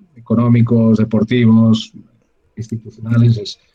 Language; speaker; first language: Spanish; native; Spanish